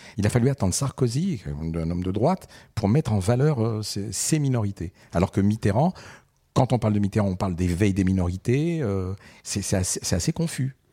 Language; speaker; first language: French; early bilingual, other home language; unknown